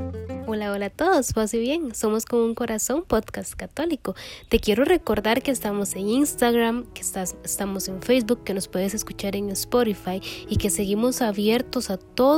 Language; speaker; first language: Spanish; native; Spanish